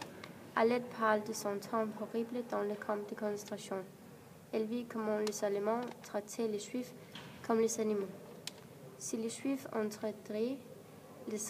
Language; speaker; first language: French; non-native, learner; Danish